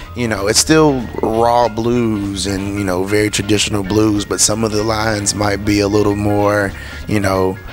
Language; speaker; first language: English; native; English